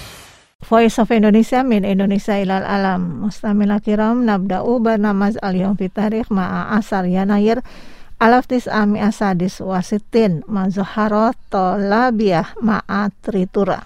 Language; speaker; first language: Arabic; non-native, fluent; Indonesian